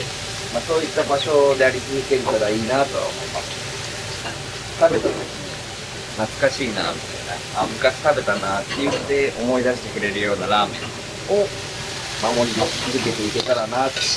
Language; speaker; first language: Japanese; native; Japanese